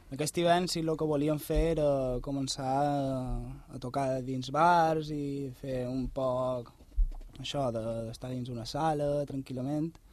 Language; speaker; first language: Catalan; native; Catalan